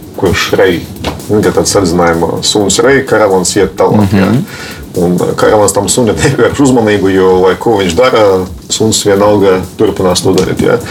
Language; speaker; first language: Latvian; non-native, local second language; Russian